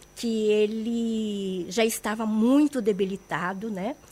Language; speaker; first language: Portuguese; native; Portuguese